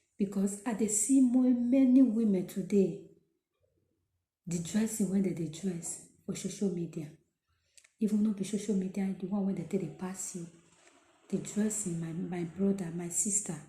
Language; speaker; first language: Nigerian Pidgin; non-native, local second language; Esan